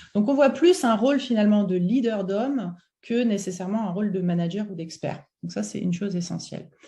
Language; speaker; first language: French; native; French